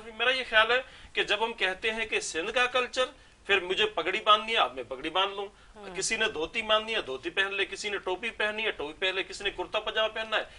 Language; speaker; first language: Urdu; non-native, local second language; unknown